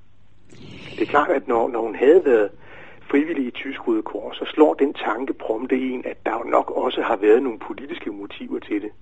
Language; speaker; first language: Danish; native; Danish